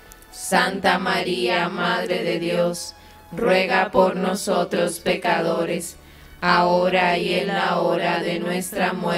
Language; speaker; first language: Spanish; native; Spanish